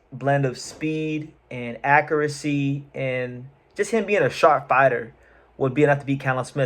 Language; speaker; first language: English; native; English